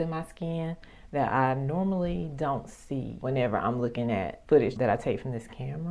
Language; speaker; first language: English; native; English